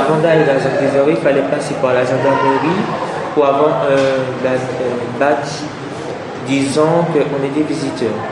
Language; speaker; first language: French; native; French